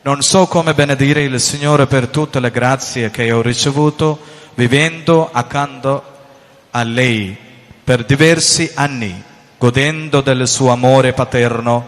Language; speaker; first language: Italian; non-native, fluent; Malayalam